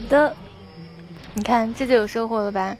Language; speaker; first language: Chinese; native; Chinese